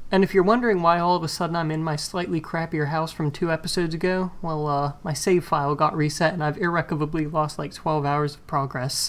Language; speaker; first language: English; native; English